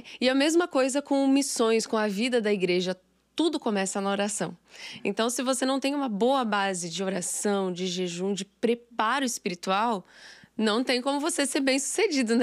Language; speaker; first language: Portuguese; native; Portuguese